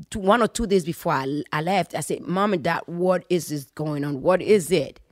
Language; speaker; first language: English; non-native, fluent; Fon